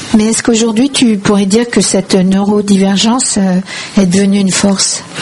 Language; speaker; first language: French; native; French